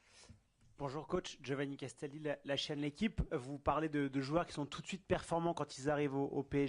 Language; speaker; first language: French; native; French